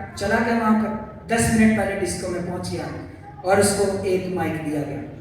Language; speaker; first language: Urdu; non-native, local second language; Punjabi